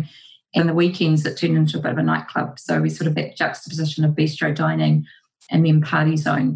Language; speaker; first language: English; native; English